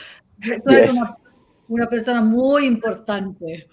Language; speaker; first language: Spanish; non-native, learner; Italian